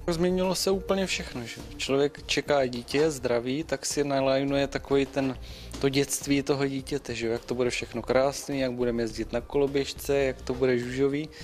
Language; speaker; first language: Czech; native; Czech